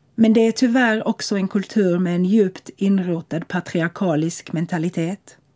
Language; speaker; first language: Swedish; non-native, fluent; English